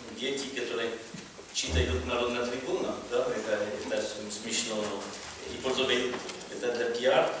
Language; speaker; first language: Russian; non-native, learner; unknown